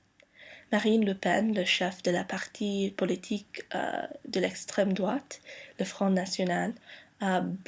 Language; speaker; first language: French; non-native, learner; English